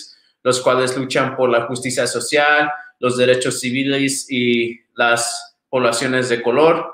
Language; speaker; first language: Spanish; early bilingual, other home language; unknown